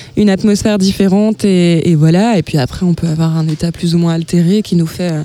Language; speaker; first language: French; native; French